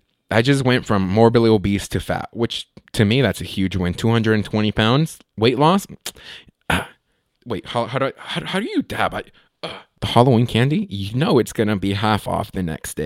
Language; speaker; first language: English; early bilingual, other home language; Spanish